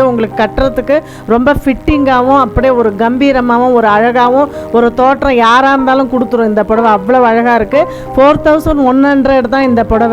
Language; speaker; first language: Tamil; native; Tamil